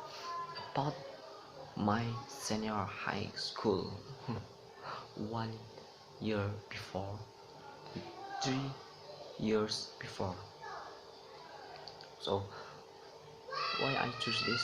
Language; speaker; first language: English; non-native, learner; Indonesian